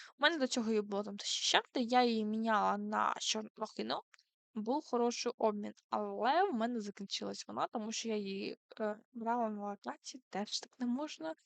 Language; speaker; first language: Ukrainian; non-native, local second language; Russian